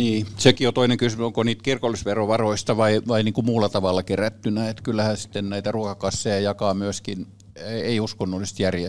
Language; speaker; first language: Finnish; native; Finnish